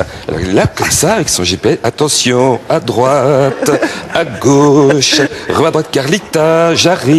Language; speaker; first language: French; native; French